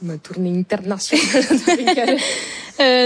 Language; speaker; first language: Portuguese; non-native, learner; French